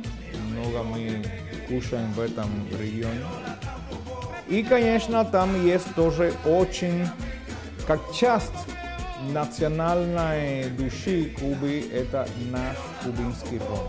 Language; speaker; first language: Russian; non-native, fluent; Spanish